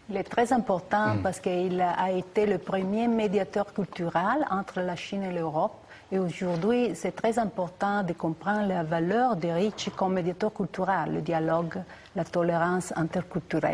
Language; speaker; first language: French; non-native, fluent; Italian